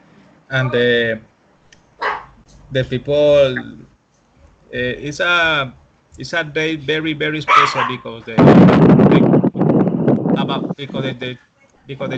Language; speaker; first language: English; non-native, learner; Spanish